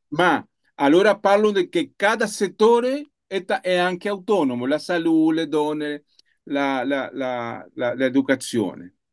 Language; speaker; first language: Italian; non-native, learner; Spanish